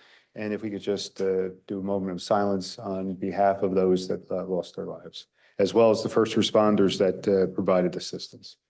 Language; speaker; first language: English; native; English